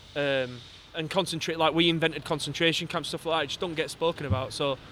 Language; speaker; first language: English; native; English